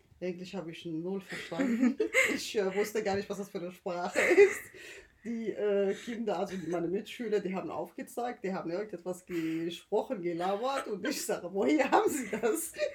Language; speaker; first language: German; early bilingual, other home language; Arabic